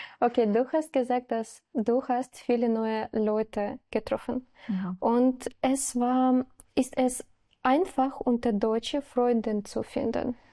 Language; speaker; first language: German; non-native, learner; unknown